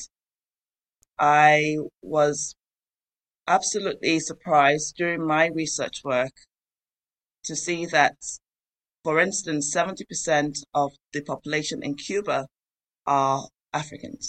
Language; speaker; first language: English; non-native, local second language; Yoruba